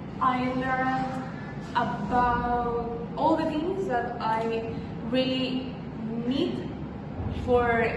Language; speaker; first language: English; non-native, learner; Spanish